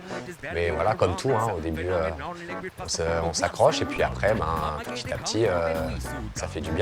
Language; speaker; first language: French; native; French